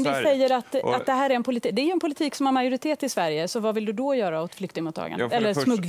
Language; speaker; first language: Swedish; native; Swedish